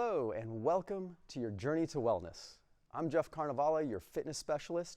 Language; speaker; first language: English; native; English